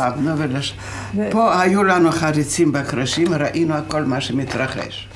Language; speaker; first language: Hebrew; non-native, fluent; Polish